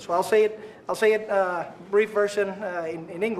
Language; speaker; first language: English; non-native, fluent; Spanish